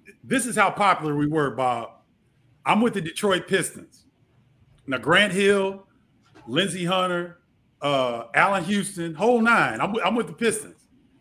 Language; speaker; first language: English; native; English